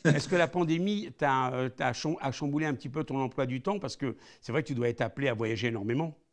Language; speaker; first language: French; native; French